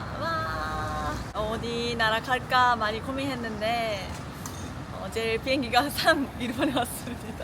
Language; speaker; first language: Korean; non-native, learner; Japanese